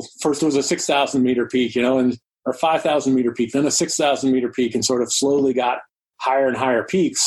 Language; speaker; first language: English; native; English